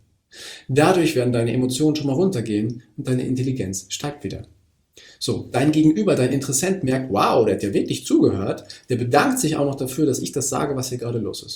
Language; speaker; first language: German; native; German